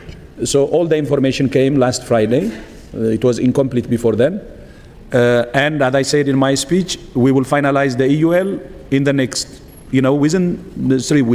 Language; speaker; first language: English; non-native, fluent; Tigrinya